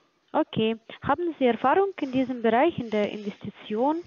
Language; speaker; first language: German; non-native, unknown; Polish